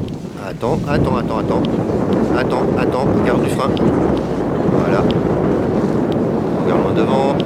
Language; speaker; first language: French; native; French